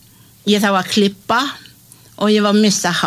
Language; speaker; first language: Icelandic; non-native, learner; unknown